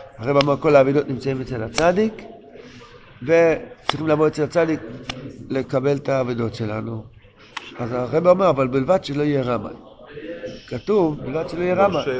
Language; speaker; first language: Hebrew; non-native, local second language; Yiddish